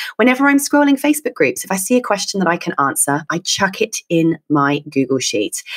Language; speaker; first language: English; native; English